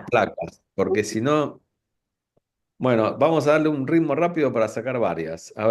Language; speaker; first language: Spanish; native; Spanish